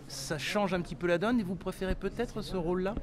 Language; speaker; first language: French; native; French